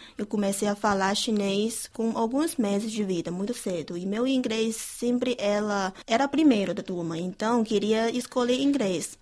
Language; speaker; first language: Portuguese; non-native, fluent; Chinese